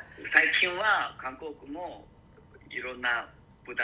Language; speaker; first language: Japanese; non-native, learner; Korean